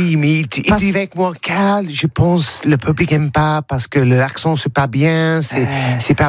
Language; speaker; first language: French; non-native, learner; English